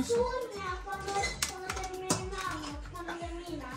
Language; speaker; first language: Spanish; early bilingual, heritage; Spanish